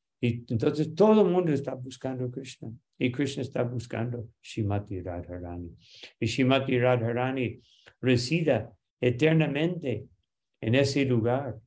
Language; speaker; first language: Spanish; non-native, fluent; English